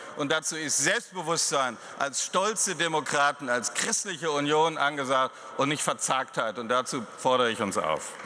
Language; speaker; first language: German; native; German